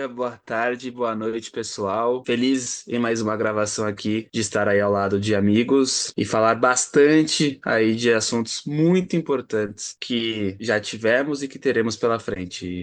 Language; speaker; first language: Portuguese; native; Portuguese